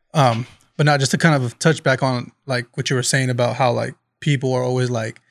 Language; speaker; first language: English; native; English